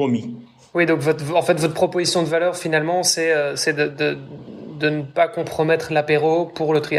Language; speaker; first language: French; native; French